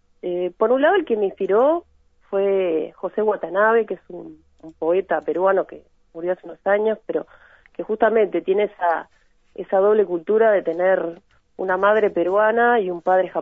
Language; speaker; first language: Spanish; native; Spanish